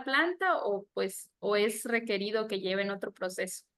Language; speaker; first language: Spanish; native; Spanish